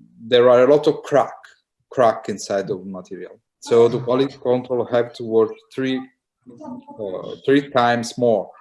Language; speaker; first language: English; non-native, learner; Italian